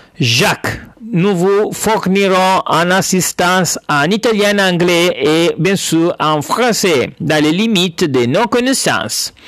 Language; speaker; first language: French; non-native, learner; Italian